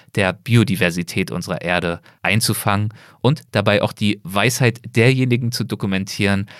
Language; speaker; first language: German; native; German